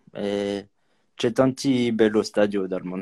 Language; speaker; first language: Italian; non-native, learner; French